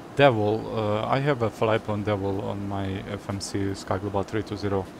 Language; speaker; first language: English; non-native, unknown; Hungarian